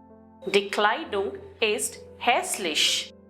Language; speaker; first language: German; non-native, fluent; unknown